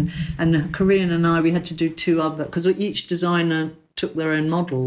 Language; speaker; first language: English; native; English